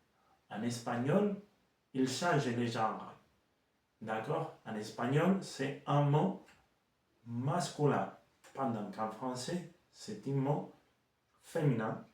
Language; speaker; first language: French; non-native, fluent; Spanish